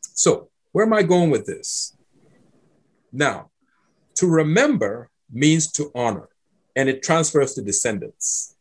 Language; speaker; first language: English; non-native, local second language; Akan